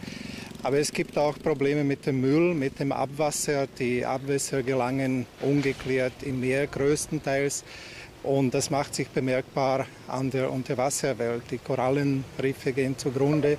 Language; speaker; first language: German; native; German